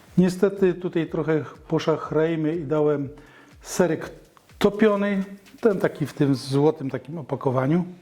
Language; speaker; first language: Polish; native; Polish